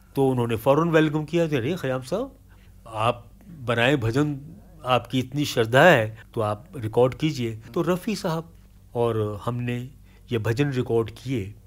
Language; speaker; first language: Hindi; native; Hindi